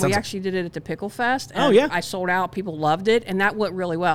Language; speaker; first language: English; native; English